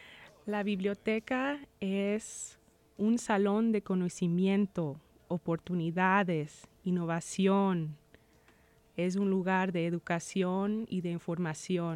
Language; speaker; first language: Spanish; early bilingual, heritage; Spanish